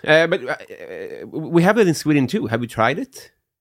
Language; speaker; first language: English; non-native, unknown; Swedish